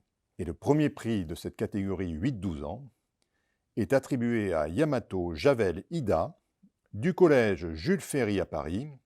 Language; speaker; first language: French; native; French